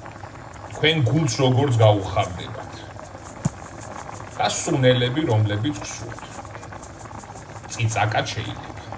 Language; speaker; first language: Georgian; native; Georgian